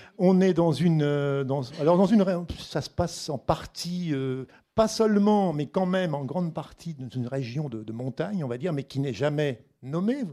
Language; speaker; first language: French; native; French